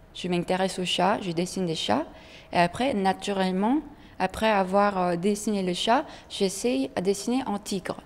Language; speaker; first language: French; non-native, fluent; Korean